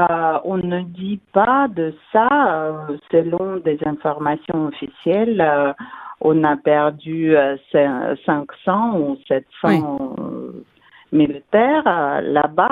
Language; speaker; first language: French; non-native, fluent; Russian